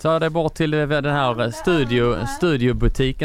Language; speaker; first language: Swedish; native; Swedish